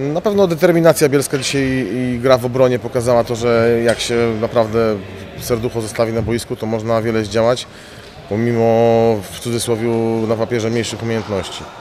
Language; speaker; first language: Polish; native; Polish